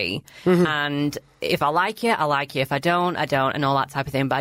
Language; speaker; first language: English; native; English